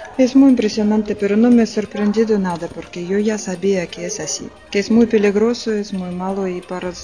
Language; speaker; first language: Spanish; non-native, learner; Russian